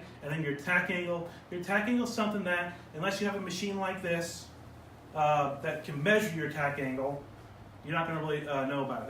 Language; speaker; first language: English; native; English